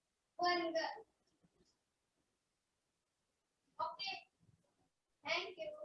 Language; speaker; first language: English; non-native, learner; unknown